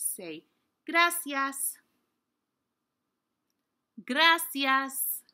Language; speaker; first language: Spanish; non-native, fluent; English